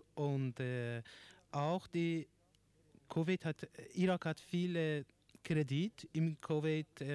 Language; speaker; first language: German; non-native, learner; Persian